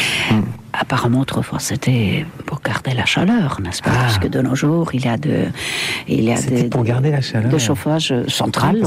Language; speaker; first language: French; non-native, fluent; Estonian